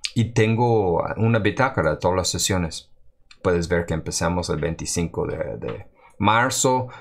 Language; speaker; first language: Spanish; non-native, fluent; English